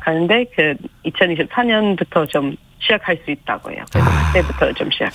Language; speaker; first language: Korean; non-native, fluent; English